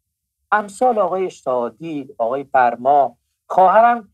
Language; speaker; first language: Persian; native; Persian